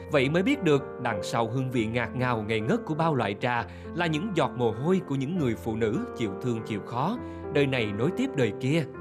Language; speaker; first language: Vietnamese; native; Vietnamese